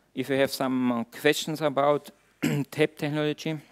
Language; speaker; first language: English; non-native, fluent; German